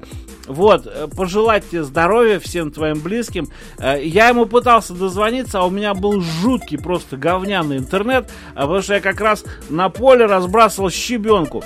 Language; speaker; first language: Russian; native; Russian